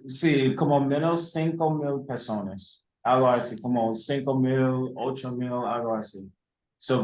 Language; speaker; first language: Spanish; early bilingual, heritage; English